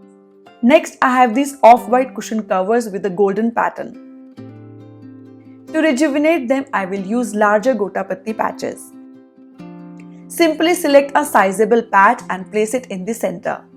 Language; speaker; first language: English; non-native, local second language; Hindi